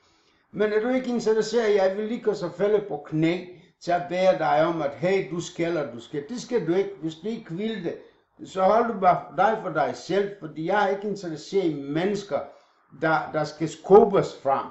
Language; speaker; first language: Danish; non-native, fluent; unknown